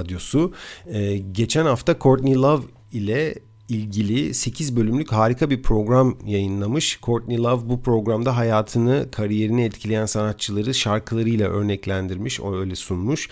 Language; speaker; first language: Turkish; native; Turkish